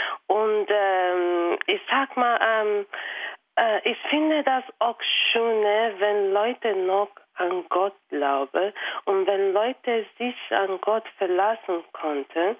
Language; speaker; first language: German; non-native, fluent; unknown